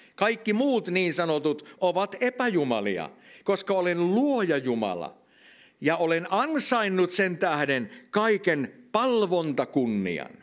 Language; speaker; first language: Finnish; native; Finnish